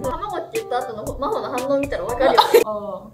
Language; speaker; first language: Japanese; native; Japanese